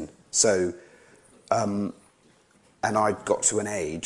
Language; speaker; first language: English; native; English